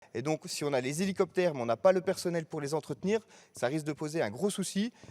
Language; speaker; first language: French; native; French